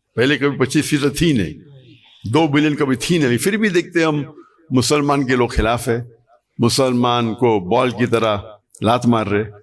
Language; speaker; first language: Urdu; non-native, local second language; English